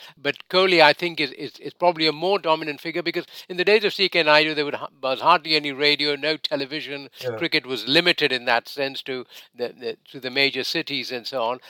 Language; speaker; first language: English; non-native, local second language; Bangla